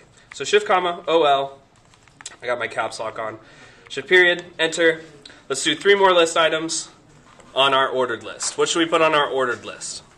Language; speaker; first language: English; native; English